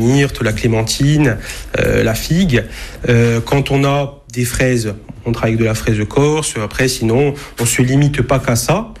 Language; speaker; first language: French; native; French